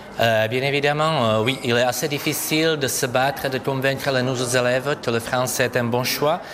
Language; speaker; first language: French; non-native, fluent; Czech